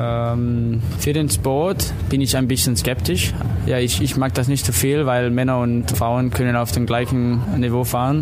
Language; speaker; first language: German; non-native, fluent; Danish